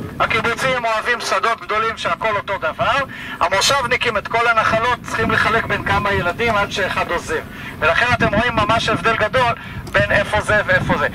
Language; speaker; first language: Hebrew; native; Hebrew